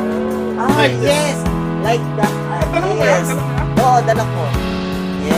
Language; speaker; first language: English; non-native, learner; Filipino